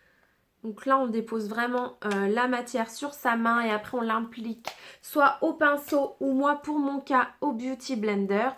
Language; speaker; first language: French; native; French